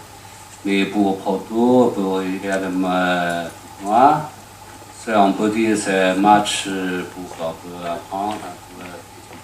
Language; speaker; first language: French; non-native, learner; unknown